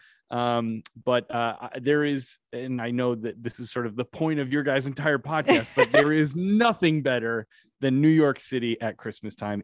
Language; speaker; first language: English; native; English